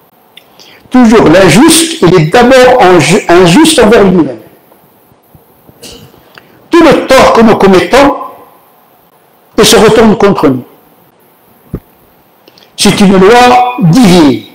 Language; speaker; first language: French; native; French